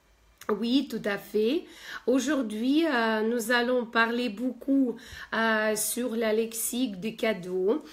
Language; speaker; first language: French; non-native, fluent; Russian